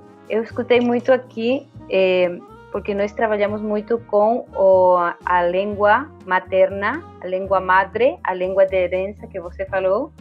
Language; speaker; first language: Portuguese; non-native, fluent; Spanish